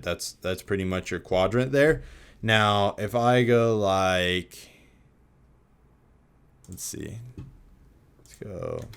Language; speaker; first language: English; native; English